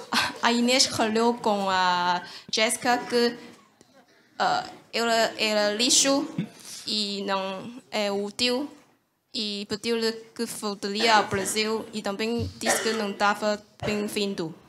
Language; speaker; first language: Portuguese; non-native, local second language; Cantonese